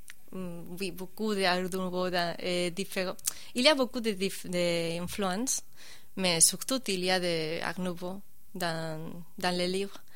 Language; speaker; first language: French; non-native, fluent; Spanish